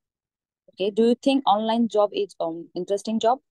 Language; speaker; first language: English; non-native, local second language; Bangla